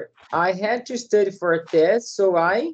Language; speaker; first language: English; non-native, learner; Portuguese